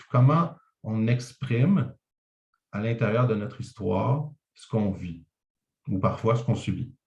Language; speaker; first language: French; native; French